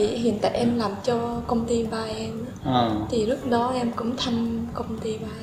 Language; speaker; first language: Vietnamese; non-native, fluent; Japanese